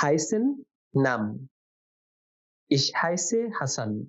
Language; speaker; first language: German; non-native, fluent; Bangla